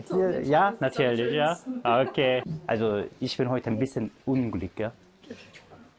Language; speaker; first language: German; non-native, learner; Korean